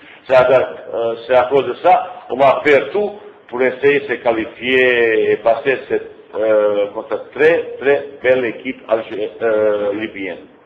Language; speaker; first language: French; non-native, fluent; Bosnian